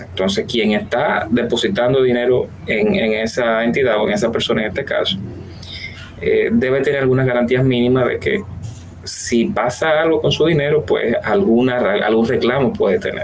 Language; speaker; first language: Spanish; native; Spanish